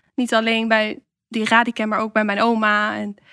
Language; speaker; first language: Dutch; native; Dutch